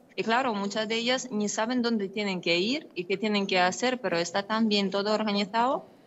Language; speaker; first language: Spanish; non-native, fluent; Ukrainian